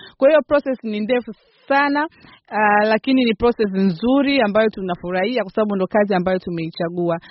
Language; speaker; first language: Swahili; native; Swahili